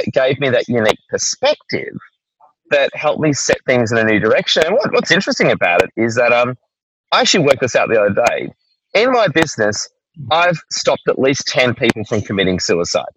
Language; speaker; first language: English; native; English